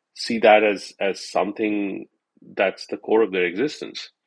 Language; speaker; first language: English; non-native, local second language; Hindi